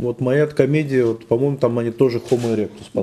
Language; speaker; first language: Russian; native; Russian